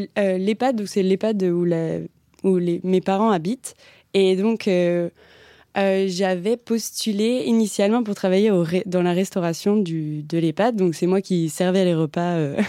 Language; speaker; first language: French; native; French